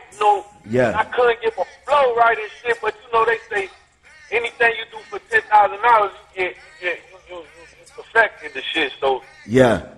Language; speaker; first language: English; native; English